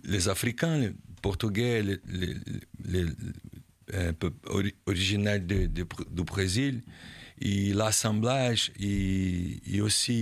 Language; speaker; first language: French; non-native, learner; Portuguese